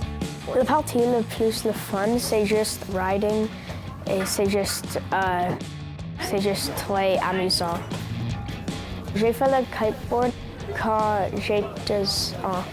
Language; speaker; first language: French; non-native, local second language; English